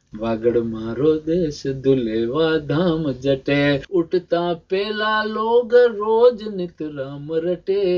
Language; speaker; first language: Hindi; non-native, local second language; Rajasthani